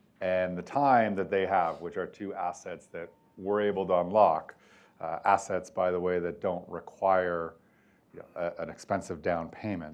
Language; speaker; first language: English; native; English